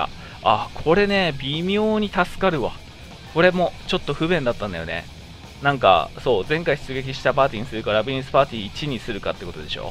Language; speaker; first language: Japanese; native; Japanese